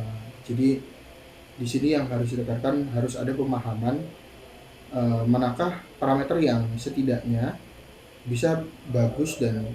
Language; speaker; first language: Indonesian; native; Indonesian